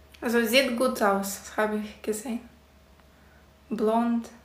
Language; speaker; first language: German; non-native, learner; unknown